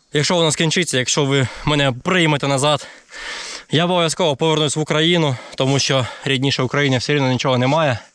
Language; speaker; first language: Ukrainian; non-native, local second language; Russian